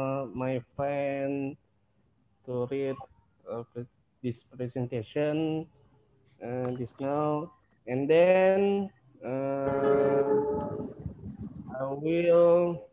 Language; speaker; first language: English; non-native, learner; Indonesian